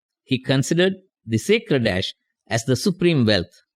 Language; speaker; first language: English; non-native, local second language; Tamil